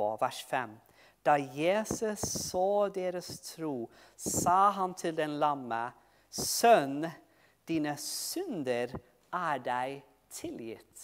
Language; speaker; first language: Norwegian; non-native, fluent; English